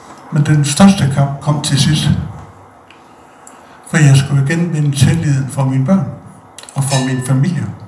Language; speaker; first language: Danish; native; Danish